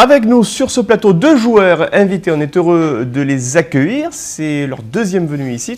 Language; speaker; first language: French; native; French